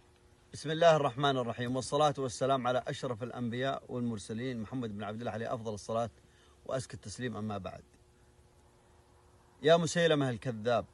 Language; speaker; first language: Arabic; native; Arabic